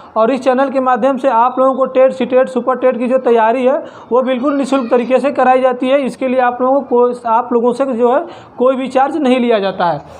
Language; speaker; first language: Hindi; native; Hindi